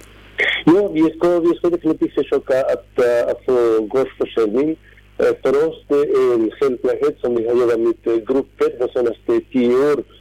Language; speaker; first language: Swedish; non-native, fluent; Spanish